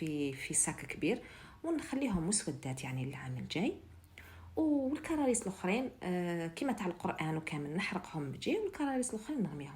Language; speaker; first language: Arabic; native; Arabic